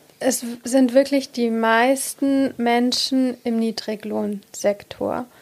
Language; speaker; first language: German; native; German